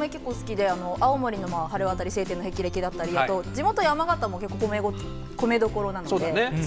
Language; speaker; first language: Japanese; native; Japanese